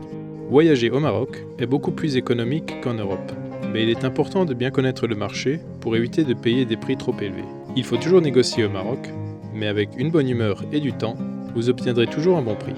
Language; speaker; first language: French; native; French